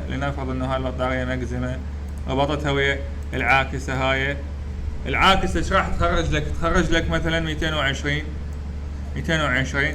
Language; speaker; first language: Arabic; native; Arabic